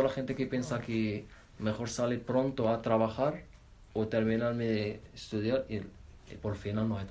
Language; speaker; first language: Spanish; non-native, learner; Arabic